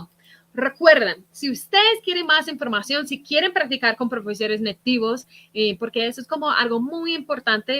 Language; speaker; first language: Spanish; non-native, fluent; English